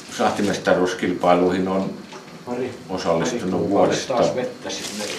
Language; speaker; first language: Finnish; native; Finnish